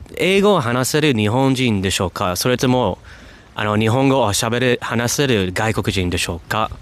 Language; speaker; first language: Japanese; non-native, fluent; English